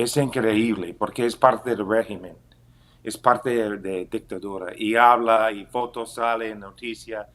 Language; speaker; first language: Spanish; non-native, fluent; English